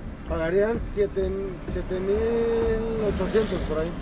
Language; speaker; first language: Spanish; native; Spanish